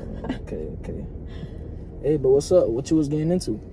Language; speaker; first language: English; native; English